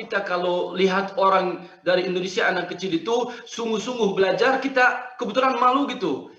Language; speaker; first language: Indonesian; non-native, fluent; Arabic